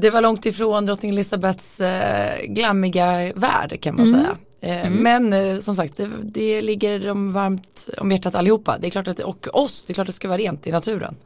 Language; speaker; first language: Swedish; native; Swedish